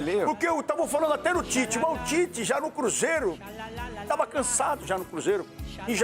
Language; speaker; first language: Portuguese; native; Portuguese